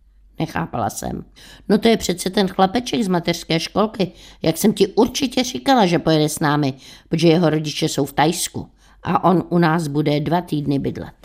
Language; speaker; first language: Czech; native; Czech